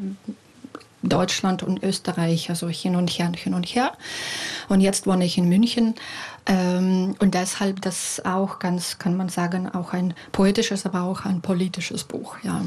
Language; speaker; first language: German; non-native, fluent; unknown